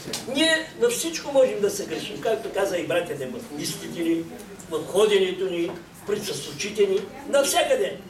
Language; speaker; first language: Bulgarian; non-native, local second language; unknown